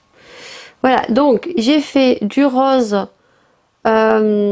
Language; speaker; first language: French; native; French